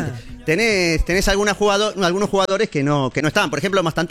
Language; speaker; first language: Spanish; native; Spanish